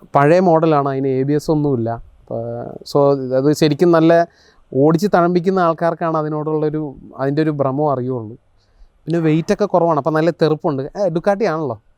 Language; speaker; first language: Malayalam; native; Malayalam